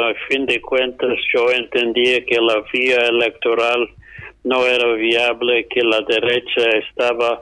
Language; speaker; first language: Spanish; non-native, fluent; English